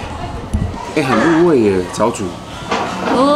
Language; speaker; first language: Chinese; native; Chinese